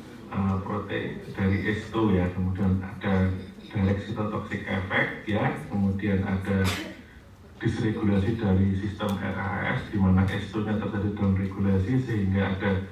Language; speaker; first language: Indonesian; native; Indonesian